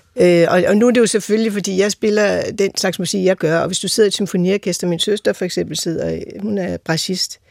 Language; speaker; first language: Danish; native; Danish